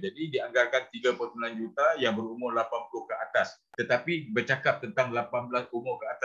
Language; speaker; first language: Malay; native; Malay